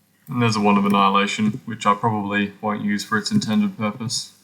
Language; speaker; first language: English; native; English